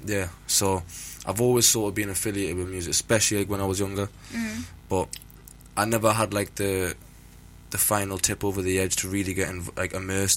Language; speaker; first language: English; native; English